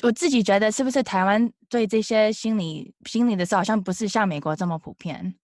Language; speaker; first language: Chinese; early bilingual, heritage; Chinese